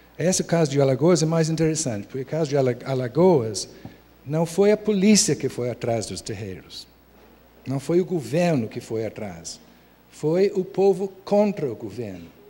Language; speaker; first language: Portuguese; non-native, fluent; English